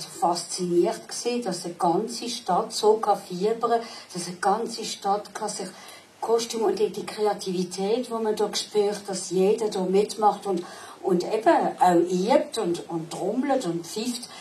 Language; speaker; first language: German; non-native, local second language; Swiss German